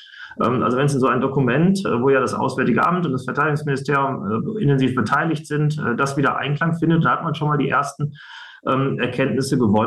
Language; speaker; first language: German; native; German